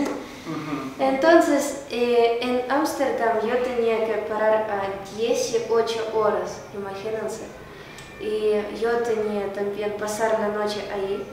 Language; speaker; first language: Spanish; non-native, learner; Ukrainian